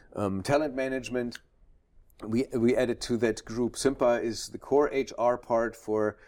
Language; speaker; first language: English; non-native, fluent; German